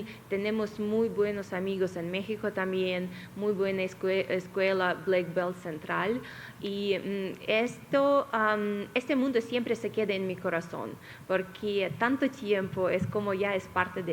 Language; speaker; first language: Spanish; non-native, fluent; Russian